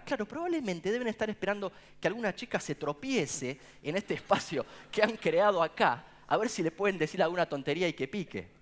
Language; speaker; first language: Spanish; native; Spanish